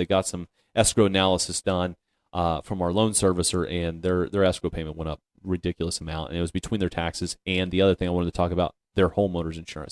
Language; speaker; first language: English; native; English